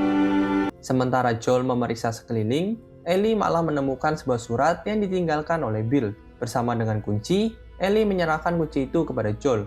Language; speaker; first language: Indonesian; native; Indonesian